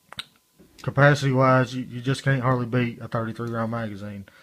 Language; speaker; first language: English; native; English